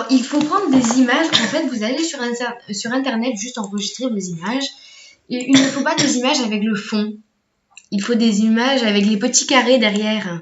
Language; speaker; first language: French; native; French